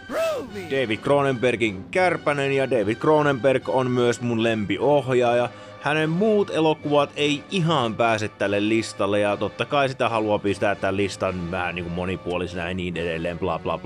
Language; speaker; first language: Finnish; native; Finnish